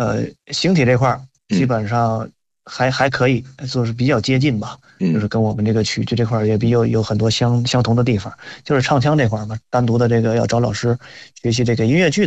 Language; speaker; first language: Chinese; native; Chinese